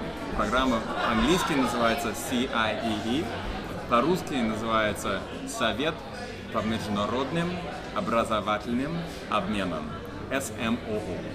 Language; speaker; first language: Russian; non-native, fluent; English